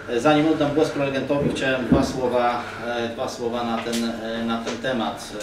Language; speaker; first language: Polish; native; Polish